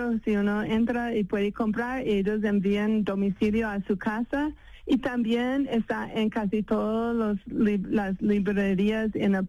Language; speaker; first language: Spanish; non-native, fluent; English